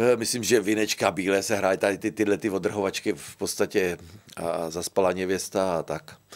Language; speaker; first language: Czech; native; Czech